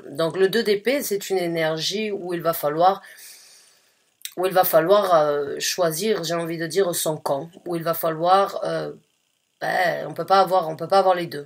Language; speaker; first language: French; native; French